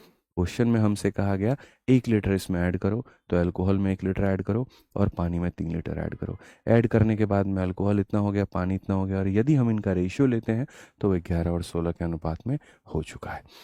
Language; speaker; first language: Hindi; native; Hindi